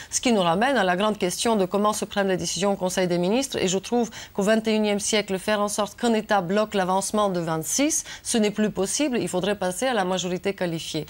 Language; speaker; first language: French; non-native, fluent; Bulgarian